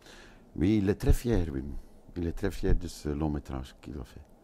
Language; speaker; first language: French; non-native, local second language; Dutch